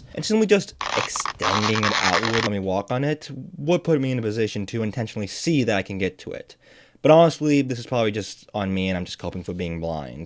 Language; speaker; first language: English; native; English